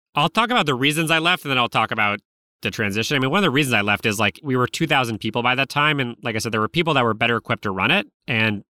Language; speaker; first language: English; native; English